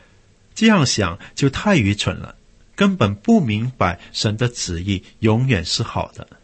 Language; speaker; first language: Chinese; native; Chinese